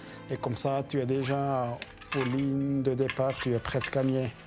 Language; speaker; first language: French; non-native, local second language; German